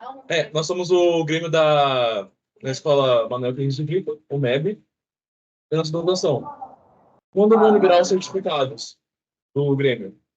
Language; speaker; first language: Portuguese; native; Portuguese